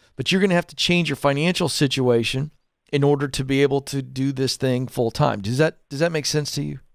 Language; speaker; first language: English; native; English